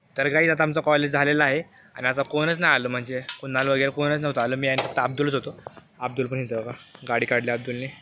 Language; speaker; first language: Marathi; non-native, local second language; Hindi